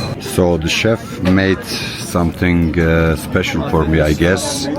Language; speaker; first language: English; non-native, fluent; Turkish